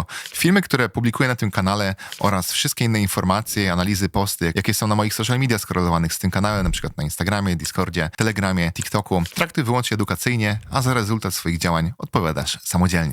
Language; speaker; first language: Polish; native; Polish